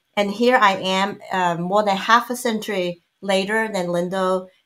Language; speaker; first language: English; non-native, fluent; Chinese